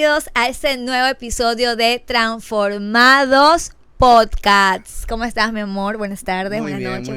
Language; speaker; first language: Spanish; native; Spanish